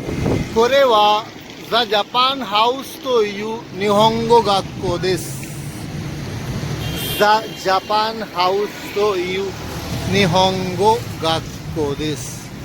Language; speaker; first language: Japanese; non-native, fluent; Urdu